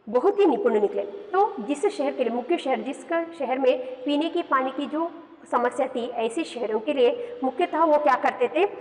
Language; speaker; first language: Hindi; non-native, local second language; Kannada